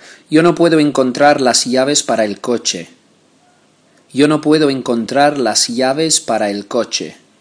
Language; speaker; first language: Spanish; non-native, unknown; English